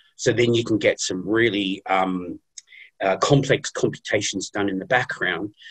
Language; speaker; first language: English; native; English